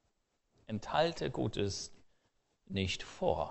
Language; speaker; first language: German; non-native, fluent; English